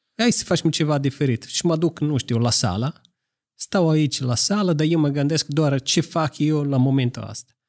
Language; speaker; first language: Romanian; non-native, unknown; Italian